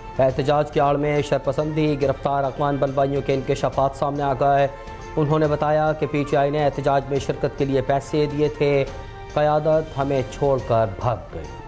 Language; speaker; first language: Urdu; native; Urdu